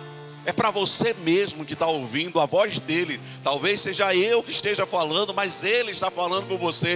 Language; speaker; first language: Portuguese; native; Portuguese